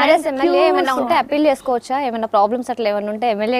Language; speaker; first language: Telugu; native; Telugu